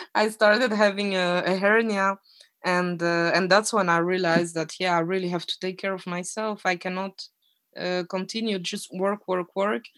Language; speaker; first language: English; non-native, fluent; French